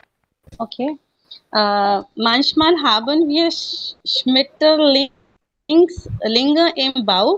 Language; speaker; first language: German; non-native, learner; Hindi